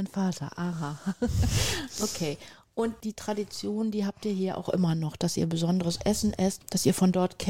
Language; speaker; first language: German; native; German